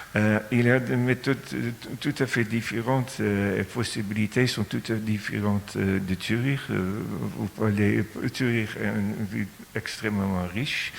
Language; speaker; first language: French; non-native, fluent; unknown